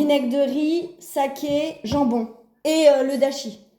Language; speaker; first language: French; native; French